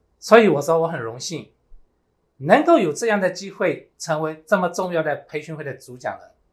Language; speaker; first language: Chinese; early bilingual, heritage; Chinese